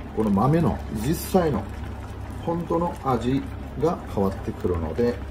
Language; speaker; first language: Japanese; non-native, fluent; Bangla